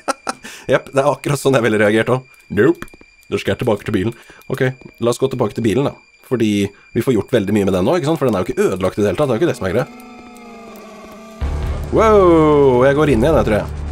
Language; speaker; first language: Norwegian; native; Norwegian